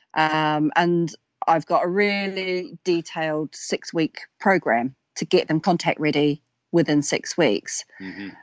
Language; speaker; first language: English; native; English